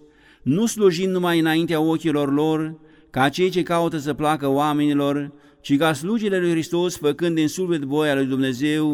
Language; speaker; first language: Romanian; native; Romanian